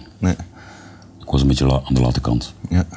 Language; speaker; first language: Dutch; native; Dutch